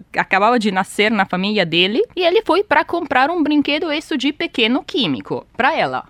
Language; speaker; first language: Portuguese; non-native, fluent; Italian